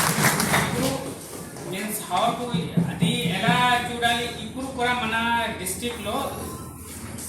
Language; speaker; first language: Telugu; non-native, learner; Hindi